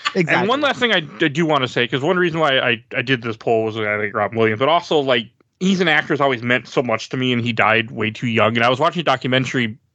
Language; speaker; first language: English; native; English